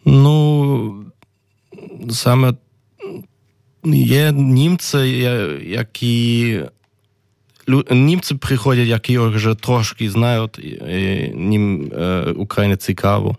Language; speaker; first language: Ukrainian; non-native, learner; German